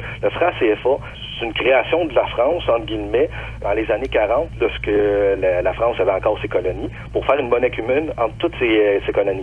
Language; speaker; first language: French; native; French